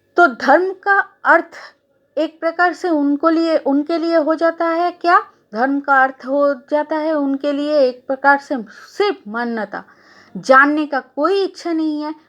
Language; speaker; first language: Hindi; non-native, local second language; Bangla